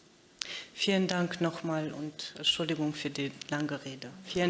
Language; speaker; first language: German; non-native, fluent; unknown